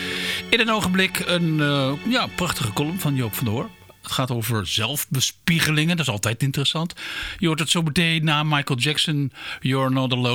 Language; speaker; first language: Dutch; native; Dutch